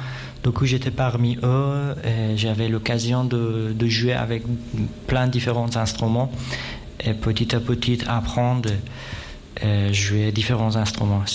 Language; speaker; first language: French; non-native, fluent; Persian